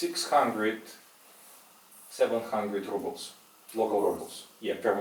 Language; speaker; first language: English; non-native, fluent; Russian